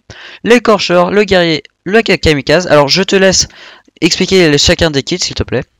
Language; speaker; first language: French; native; French